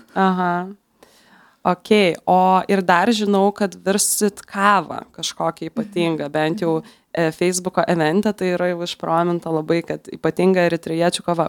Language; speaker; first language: Lithuanian; native; Lithuanian